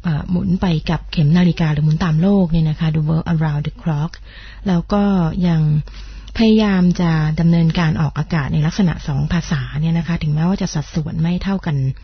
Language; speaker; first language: Thai; native; Thai